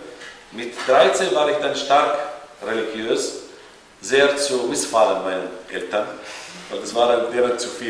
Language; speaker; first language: German; non-native, fluent; Arabic